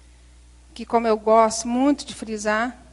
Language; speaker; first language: Portuguese; native; Portuguese